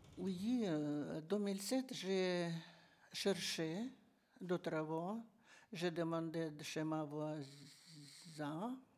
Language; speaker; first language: French; non-native, learner; Russian